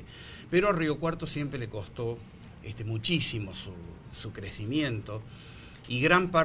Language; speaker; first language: Spanish; native; Spanish